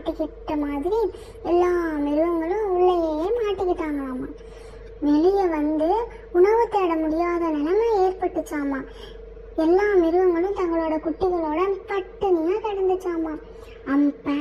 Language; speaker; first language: Tamil; native; Tamil